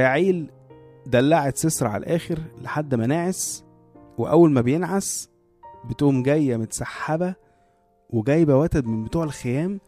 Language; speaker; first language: Arabic; native; Arabic